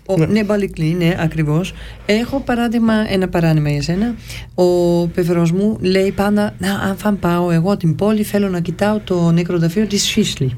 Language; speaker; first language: Greek; early bilingual, heritage; Greek